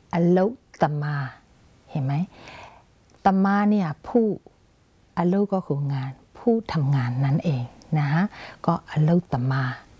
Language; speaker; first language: Thai; non-native, fluent; Burmese